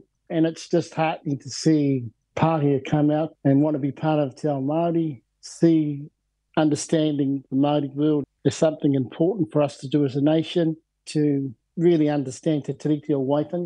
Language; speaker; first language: English; native; English